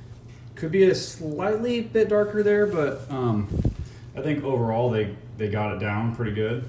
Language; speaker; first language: English; native; English